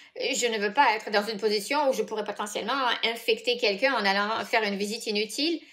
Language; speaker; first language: French; native; French